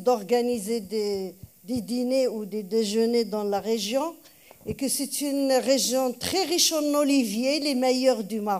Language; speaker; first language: French; non-native, local second language; Arabic